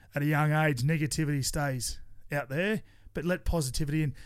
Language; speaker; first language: English; native; English